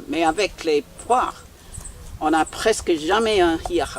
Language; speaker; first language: French; non-native, learner; English